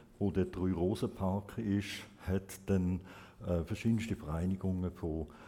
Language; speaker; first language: German; native; German